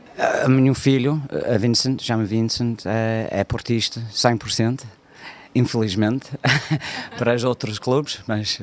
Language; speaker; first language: Portuguese; non-native, learner; English